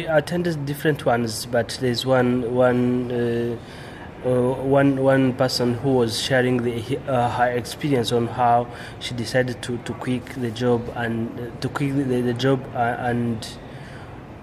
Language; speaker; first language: English; non-native, local second language; Kinyarwanda